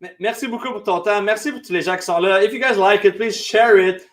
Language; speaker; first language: French; native; French